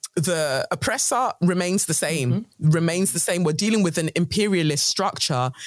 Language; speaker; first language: English; native; English